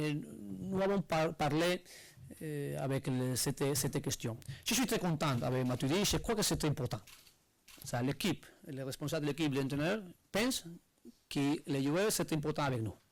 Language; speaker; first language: French; non-native, learner; Spanish